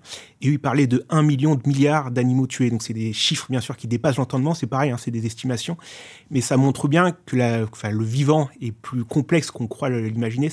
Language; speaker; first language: French; native; French